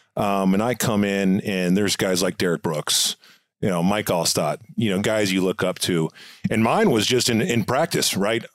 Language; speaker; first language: English; native; English